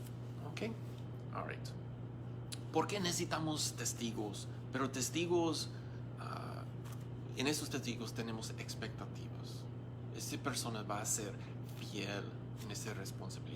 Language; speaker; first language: Spanish; non-native, learner; English